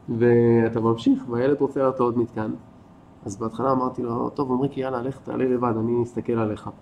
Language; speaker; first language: Hebrew; native; Hebrew